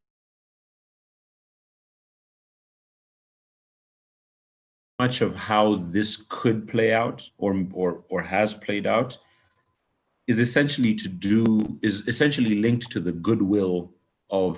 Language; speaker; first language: English; non-native, local second language; Nyanja